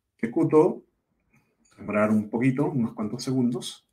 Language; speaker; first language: Spanish; native; Spanish